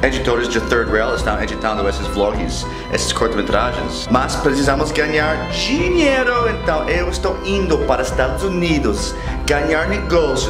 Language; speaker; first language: Portuguese; non-native, fluent; English